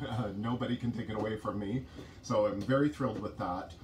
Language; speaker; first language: English; native; English